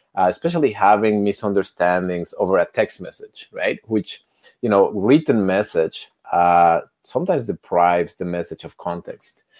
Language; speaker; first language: English; non-native, fluent; Spanish